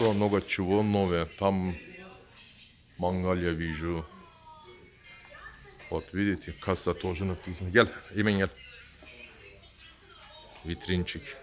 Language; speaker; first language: Russian; non-native, learner; Turkish